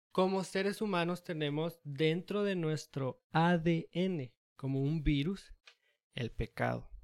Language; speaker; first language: Spanish; early bilingual, heritage; Spanish